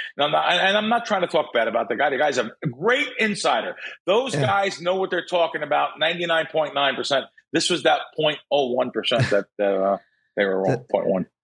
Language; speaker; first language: English; native; English